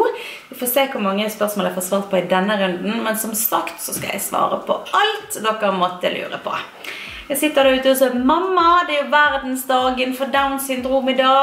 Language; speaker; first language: Norwegian; native; Norwegian